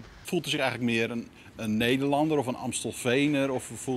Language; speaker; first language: Dutch; native; Dutch